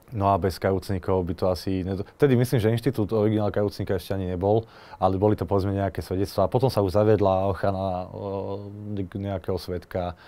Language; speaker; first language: Slovak; native; Slovak